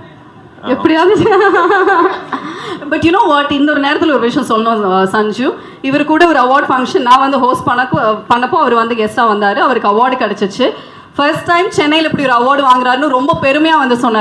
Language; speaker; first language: Tamil; native; Tamil